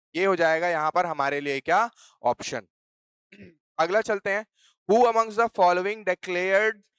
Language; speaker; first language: Hindi; native; Hindi